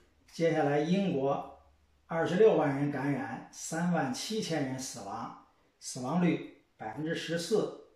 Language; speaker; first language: Chinese; native; Chinese